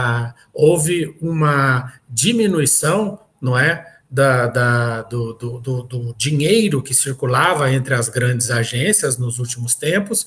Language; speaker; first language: Portuguese; native; Portuguese